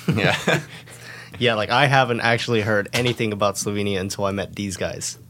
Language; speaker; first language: English; non-native, fluent; Thai